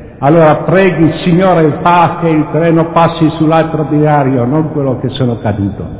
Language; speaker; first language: Italian; non-native, fluent; Czech